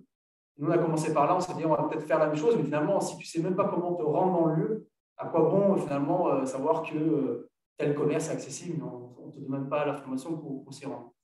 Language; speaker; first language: French; native; French